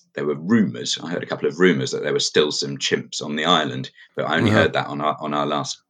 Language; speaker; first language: English; native; English